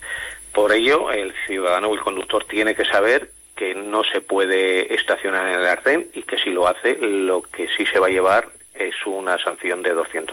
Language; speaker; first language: Spanish; native; Spanish